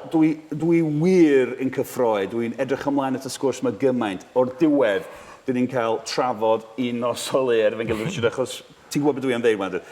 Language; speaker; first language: Welsh; non-native, fluent; English